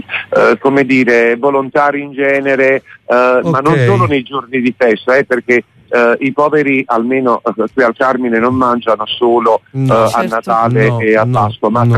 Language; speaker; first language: Italian; native; Italian